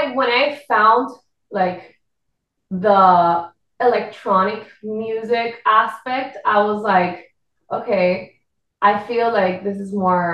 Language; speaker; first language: English; non-native, fluent; Spanish